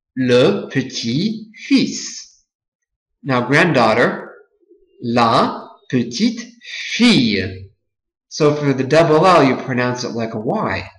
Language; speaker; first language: English; native; English